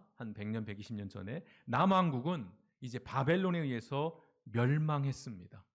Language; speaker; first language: Korean; native; Korean